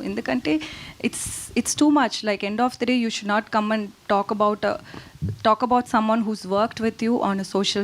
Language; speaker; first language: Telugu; non-native, learner; Tamil